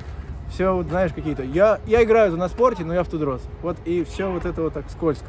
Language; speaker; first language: Russian; native; Russian